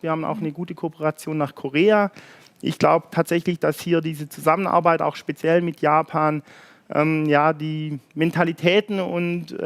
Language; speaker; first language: German; native; German